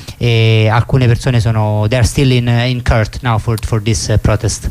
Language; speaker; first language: English; non-native, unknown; Italian